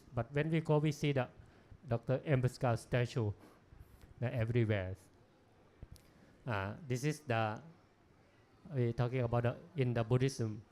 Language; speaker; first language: English; non-native, learner; Thai